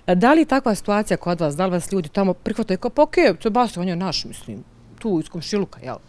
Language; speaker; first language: Bosnian; native; Bosnian